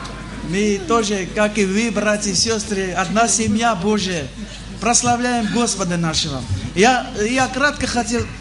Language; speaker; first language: Russian; non-native, fluent; Armenian